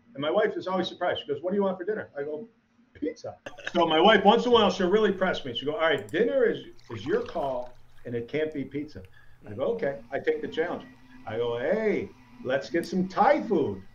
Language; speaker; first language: English; native; English